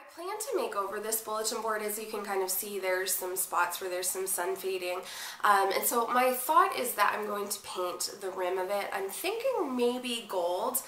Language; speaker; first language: English; native; English